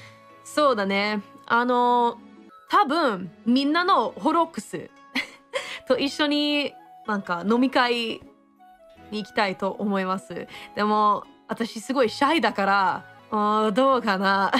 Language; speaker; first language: Japanese; non-native, fluent; English